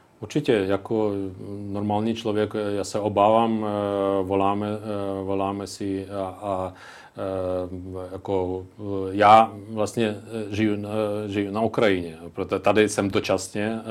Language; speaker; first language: Czech; non-native, local second language; Ukrainian